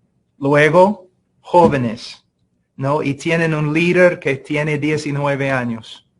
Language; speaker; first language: Spanish; non-native, fluent; English